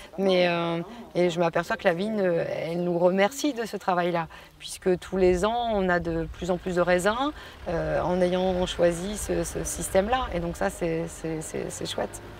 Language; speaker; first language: French; native; French